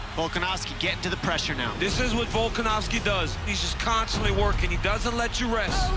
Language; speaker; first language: English; native; English